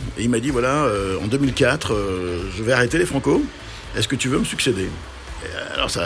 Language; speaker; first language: French; non-native, local second language; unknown